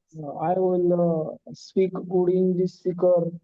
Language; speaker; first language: English; non-native, learner; Marathi